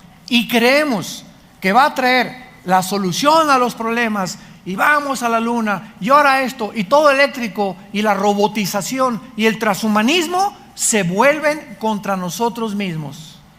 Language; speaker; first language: Spanish; native; Spanish